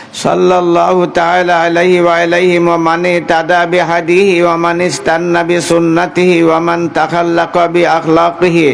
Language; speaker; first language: Arabic; non-native, fluent; Bangla